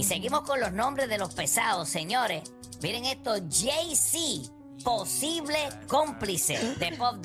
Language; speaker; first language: Spanish; native; Spanish